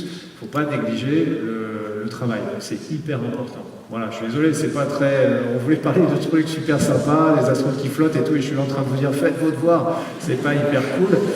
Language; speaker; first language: French; native; French